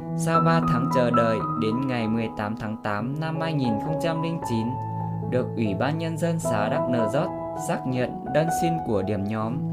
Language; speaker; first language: Vietnamese; non-native, local second language; Iu Mien